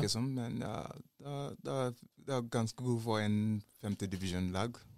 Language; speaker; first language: Norwegian; non-native, learner; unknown